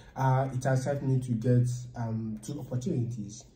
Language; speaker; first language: English; non-native, local second language; Igbo